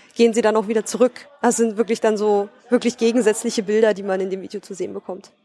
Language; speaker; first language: German; non-native, fluent; Swedish